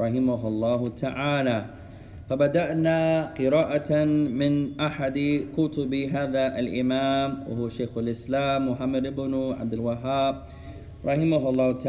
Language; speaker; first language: Arabic; non-native, fluent; English